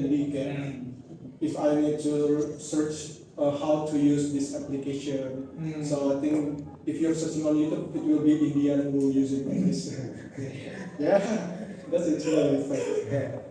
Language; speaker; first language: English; non-native, learner; Indonesian